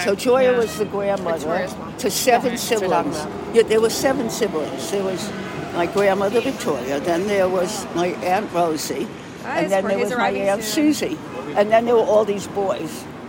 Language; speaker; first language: English; native; English